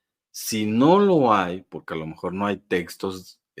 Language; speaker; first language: Spanish; native; Spanish